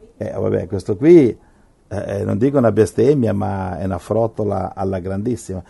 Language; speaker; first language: Italian; native; Italian